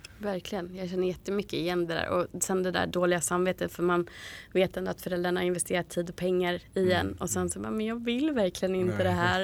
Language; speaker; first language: Swedish; native; Swedish